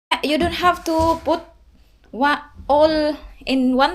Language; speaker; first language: English; non-native, local second language; Cebuano